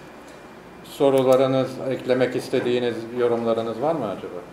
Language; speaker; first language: Turkish; native; Turkish